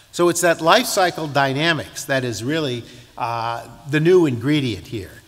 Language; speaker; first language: English; native; English